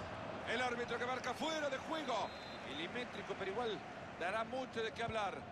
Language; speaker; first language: Spanish; native; Spanish